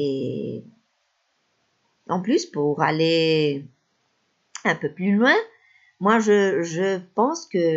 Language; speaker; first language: French; non-native, fluent; Spanish